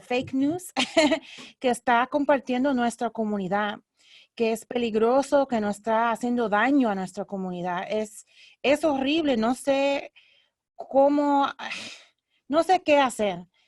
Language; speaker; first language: Spanish; early bilingual, heritage; Spanish